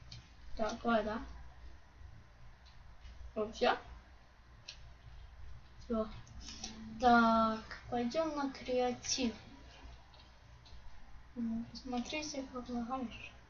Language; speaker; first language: Russian; non-native, local second language; Ukrainian